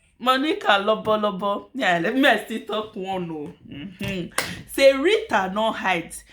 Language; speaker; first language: Nigerian Pidgin; native; Nigerian Pidgin